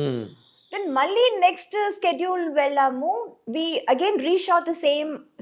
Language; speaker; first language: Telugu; non-native, local second language; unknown